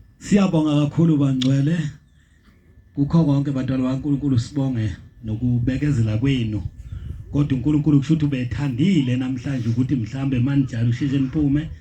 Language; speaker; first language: Zulu; native; Zulu